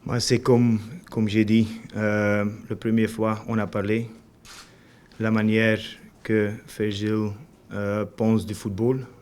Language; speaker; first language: French; non-native, learner; Dutch